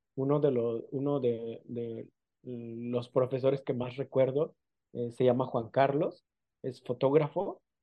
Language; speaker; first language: Spanish; non-native, local second language; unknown